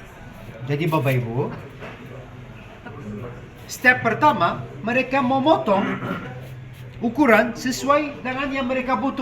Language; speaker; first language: Indonesian; non-native, fluent; Arabic